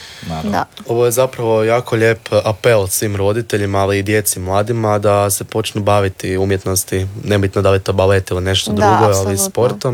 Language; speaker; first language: Serbian; native; Serbian